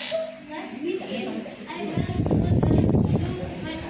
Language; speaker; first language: English; non-native, learner; Indonesian